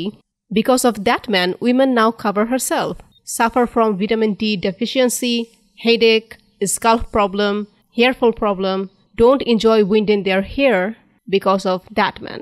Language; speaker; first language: English; non-native, fluent; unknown